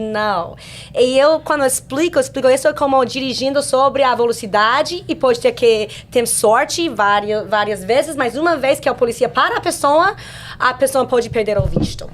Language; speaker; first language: Portuguese; non-native, fluent; English